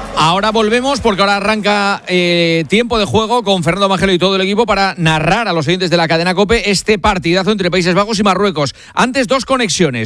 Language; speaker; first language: Spanish; native; Spanish